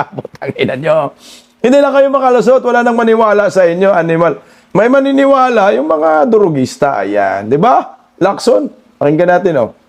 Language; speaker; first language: Filipino; non-native, local second language; Cebuano